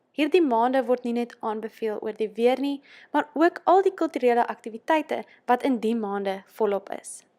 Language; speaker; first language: Afrikaans; native; Afrikaans